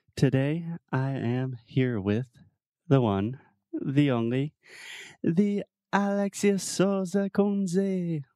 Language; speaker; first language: English; native; English